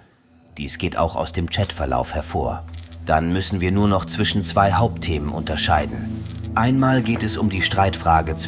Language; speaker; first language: German; native; German